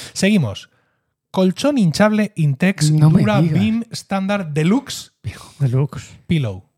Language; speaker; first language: Spanish; native; Spanish